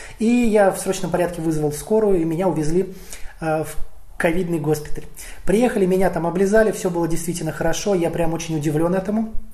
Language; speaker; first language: Russian; native; Russian